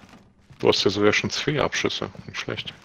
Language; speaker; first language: German; native; German